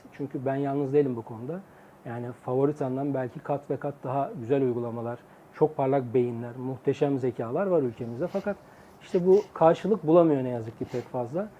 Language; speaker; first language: Turkish; native; Turkish